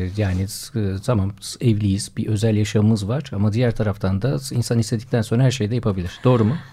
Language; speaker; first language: Turkish; native; Turkish